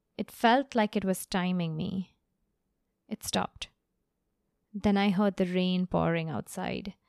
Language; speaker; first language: English; non-native, local second language; Hindi